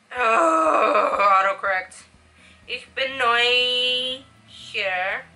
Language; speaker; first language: German; non-native, learner; English